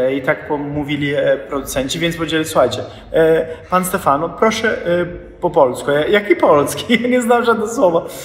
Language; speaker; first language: Polish; non-native, fluent; Italian